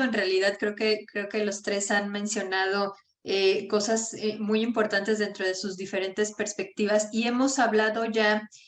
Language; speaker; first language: Spanish; native; Spanish